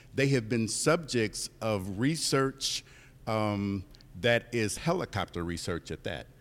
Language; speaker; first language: English; native; English